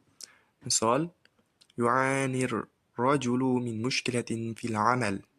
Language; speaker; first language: Arabic; non-native, learner; Uzbek